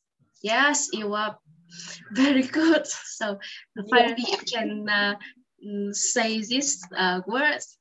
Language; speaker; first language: English; non-native, fluent; Vietnamese